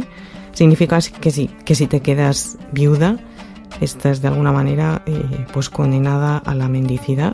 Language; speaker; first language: Spanish; native; Spanish